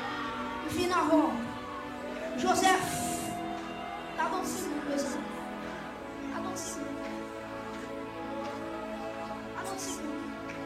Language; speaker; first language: French; non-native, local second language; Haitian Creole